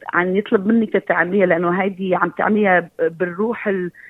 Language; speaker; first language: Arabic; early bilingual, heritage; Arabic